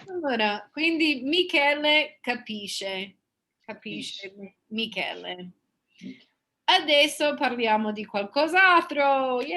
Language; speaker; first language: Italian; non-native, fluent; English